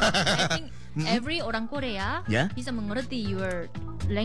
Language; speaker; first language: Indonesian; non-native, learner; Korean